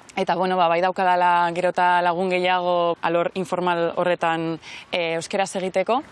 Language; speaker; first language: Basque; native; Basque